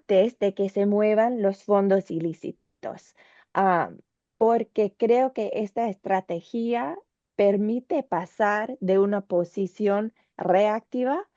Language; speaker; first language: Spanish; non-native, learner; English